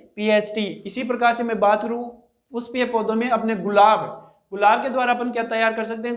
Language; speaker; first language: Hindi; native; Hindi